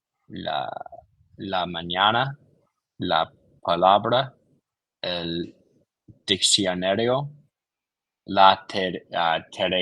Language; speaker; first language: Spanish; non-native, learner; English